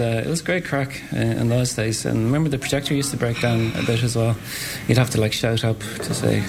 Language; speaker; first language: English; native; English